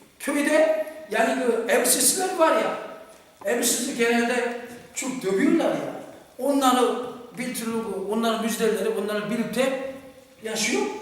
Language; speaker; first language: Turkish; non-native, fluent; Korean